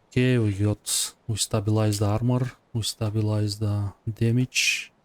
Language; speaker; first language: English; non-native, fluent; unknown